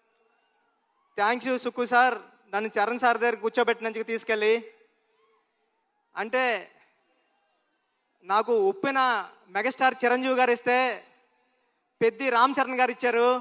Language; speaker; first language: Telugu; native; Telugu